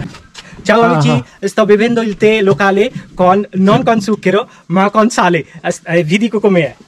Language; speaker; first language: Italian; non-native, fluent; Bangla